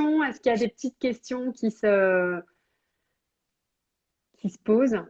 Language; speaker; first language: French; native; French